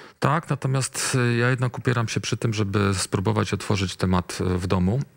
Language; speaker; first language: Polish; native; Polish